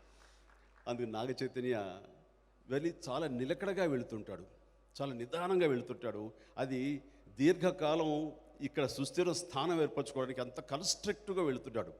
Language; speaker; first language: Telugu; native; Telugu